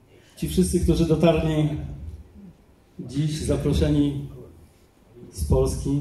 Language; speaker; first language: Polish; native; Polish